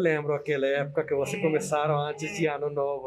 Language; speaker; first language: Portuguese; non-native, learner; Urdu